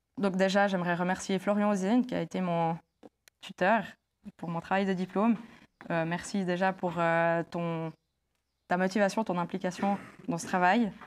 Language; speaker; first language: French; native; French